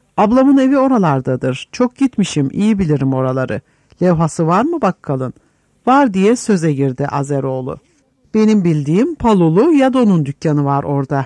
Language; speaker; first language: Turkish; native; Turkish